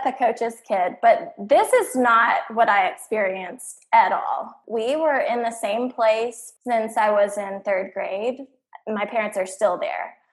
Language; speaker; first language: English; native; English